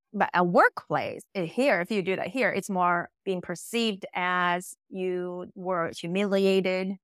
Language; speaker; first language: English; non-native, fluent; Japanese